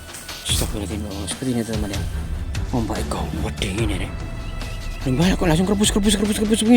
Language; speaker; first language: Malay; non-native, local second language; Javanese